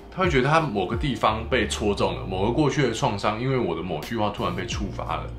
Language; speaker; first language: Chinese; native; Chinese